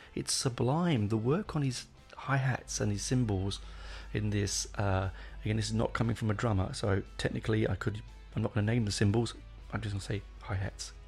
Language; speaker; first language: English; native; English